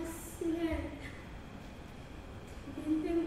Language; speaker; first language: Korean; non-native, learner; Khmer